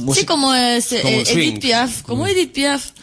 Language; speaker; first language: Spanish; non-native, fluent; French